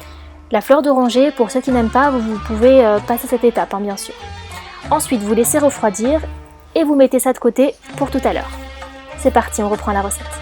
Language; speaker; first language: French; native; French